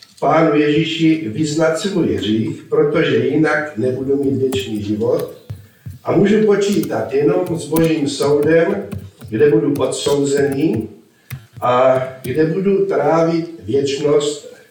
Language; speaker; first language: Czech; native; Czech